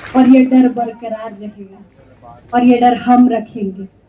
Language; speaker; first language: Hindi; non-native, local second language; Marathi